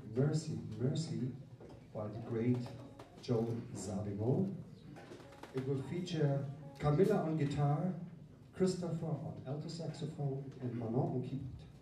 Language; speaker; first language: English; non-native, fluent; German